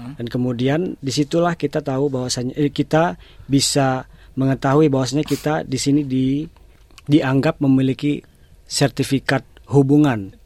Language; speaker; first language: Indonesian; native; Indonesian